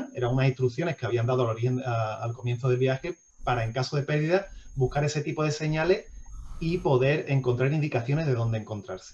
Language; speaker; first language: Spanish; native; Spanish